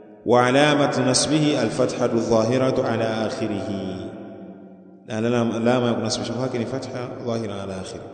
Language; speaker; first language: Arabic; non-native, fluent; Swahili